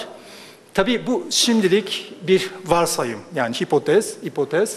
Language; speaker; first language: Turkish; non-native, fluent; Japanese